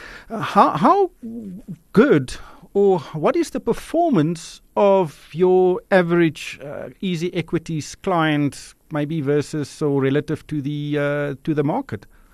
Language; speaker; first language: English; non-native, local second language; Afrikaans